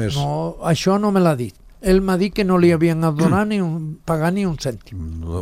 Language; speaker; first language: Catalan; non-native, local second language; Spanish